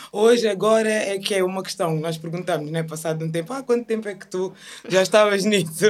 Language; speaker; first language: Portuguese; native; Portuguese